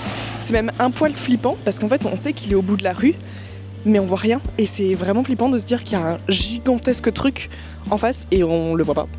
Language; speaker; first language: French; native; French